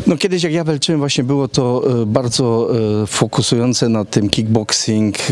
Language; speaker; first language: Polish; early bilingual, heritage; Polish